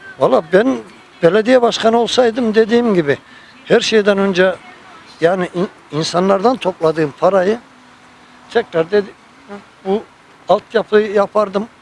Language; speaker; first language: Turkish; native; Turkish